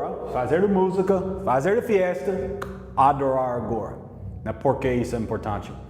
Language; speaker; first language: Portuguese; non-native, learner; English